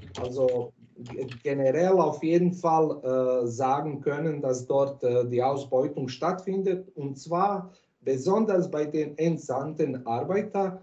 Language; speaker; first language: German; non-native, fluent; Croatian